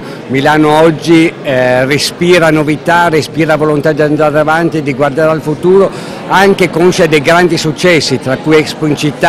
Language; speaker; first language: Italian; native; Italian